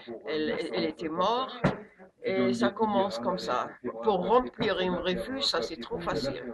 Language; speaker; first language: French; non-native, learner; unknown